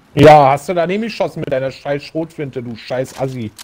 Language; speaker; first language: German; native; German